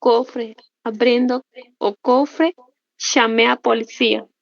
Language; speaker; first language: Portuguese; non-native, learner; Spanish